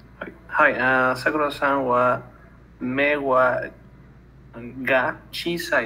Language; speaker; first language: Japanese; non-native, learner; Spanish